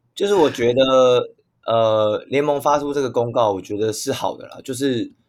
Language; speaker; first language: Chinese; native; Chinese